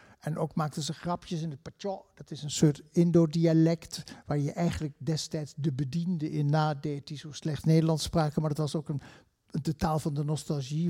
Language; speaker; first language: Dutch; native; Dutch